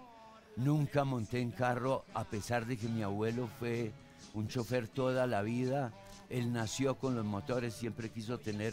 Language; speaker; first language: Spanish; early bilingual, other home language; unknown